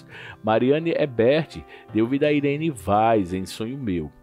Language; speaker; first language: Portuguese; native; Portuguese